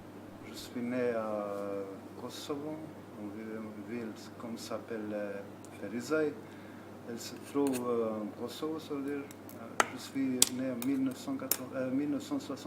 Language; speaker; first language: French; non-native, learner; Albanian